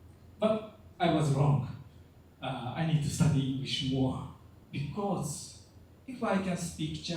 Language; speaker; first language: English; non-native, fluent; Japanese